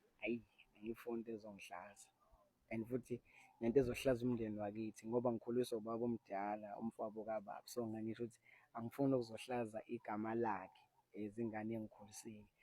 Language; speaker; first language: Zulu; native; Zulu